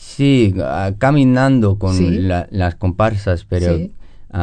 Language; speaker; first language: Spanish; non-native, learner; English